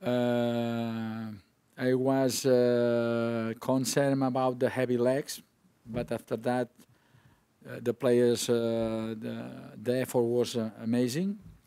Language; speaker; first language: English; non-native, fluent; Spanish